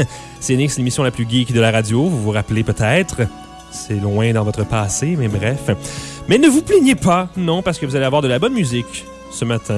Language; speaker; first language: French; native; French